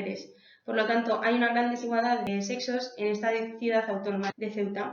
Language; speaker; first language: Spanish; native; Spanish